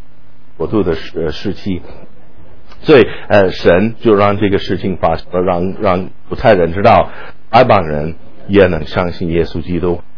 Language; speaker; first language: Chinese; non-native, fluent; English